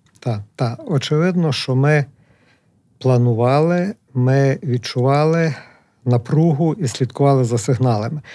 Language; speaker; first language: Ukrainian; native; Ukrainian